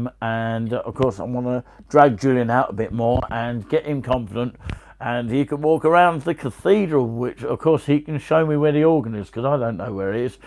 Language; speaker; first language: English; native; English